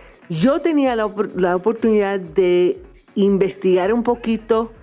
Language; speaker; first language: Spanish; non-native, fluent; English